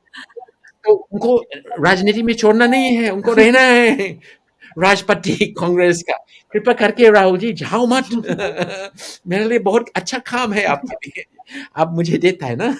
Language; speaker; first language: Hindi; non-native, fluent; English